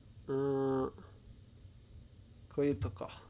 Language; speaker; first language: Japanese; non-native, learner; English